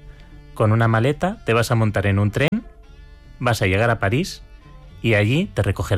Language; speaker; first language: Spanish; native; Spanish